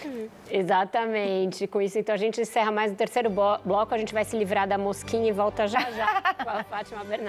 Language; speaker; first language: Portuguese; native; Portuguese